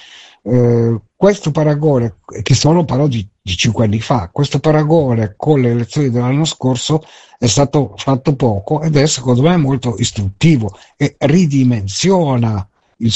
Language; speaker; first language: Italian; native; Italian